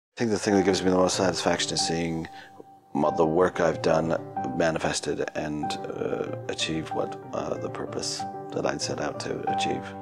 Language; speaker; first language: English; native; English